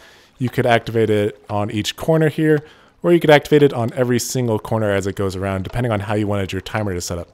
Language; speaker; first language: English; native; English